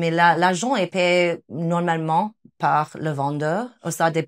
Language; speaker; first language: French; non-native, fluent; English